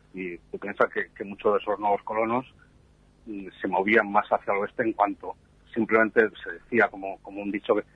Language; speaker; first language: Spanish; native; Spanish